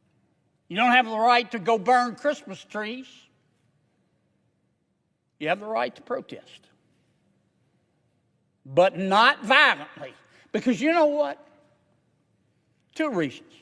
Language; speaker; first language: English; native; English